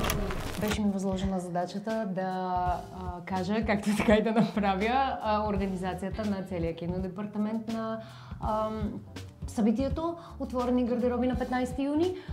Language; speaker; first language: Bulgarian; native; Bulgarian